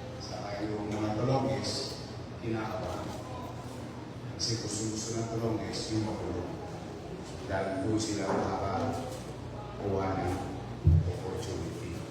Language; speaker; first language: Filipino; native; Filipino